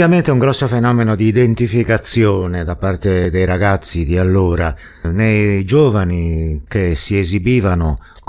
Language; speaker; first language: Italian; native; Italian